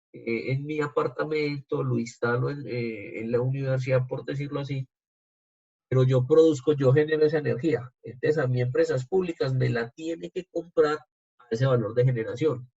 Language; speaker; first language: Spanish; native; Spanish